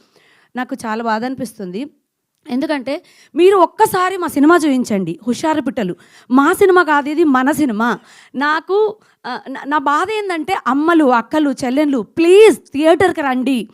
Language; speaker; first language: Telugu; native; Telugu